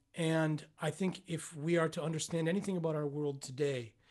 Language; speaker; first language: English; native; English